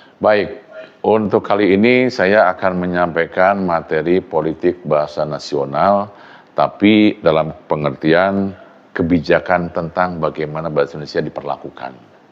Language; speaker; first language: Indonesian; non-native, local second language; Sundanese